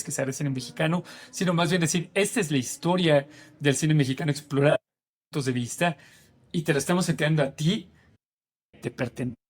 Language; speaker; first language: Spanish; native; Spanish